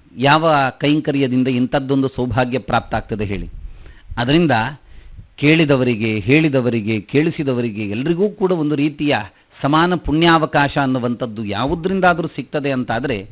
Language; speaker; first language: Kannada; non-native, local second language; Tulu